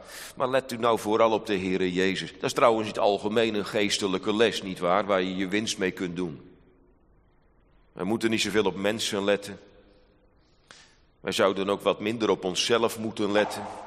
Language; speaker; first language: Dutch; native; Dutch